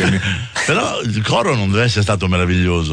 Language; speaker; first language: Italian; native; Italian